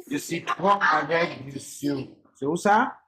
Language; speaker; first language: French; non-native, fluent; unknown